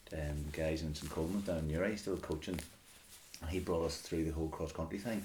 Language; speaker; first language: English; native; English